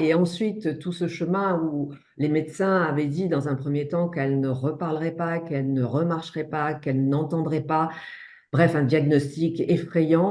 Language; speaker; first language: French; native; French